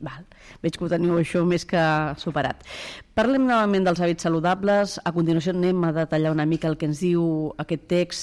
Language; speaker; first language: Catalan; native; Catalan